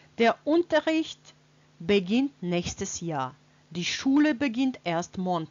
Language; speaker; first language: German; non-native, fluent; Russian